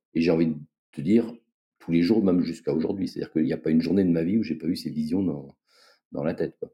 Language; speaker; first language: French; native; French